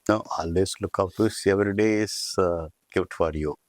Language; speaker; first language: English; non-native, local second language; Tamil